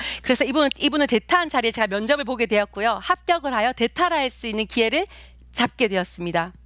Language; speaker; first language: Korean; native; Korean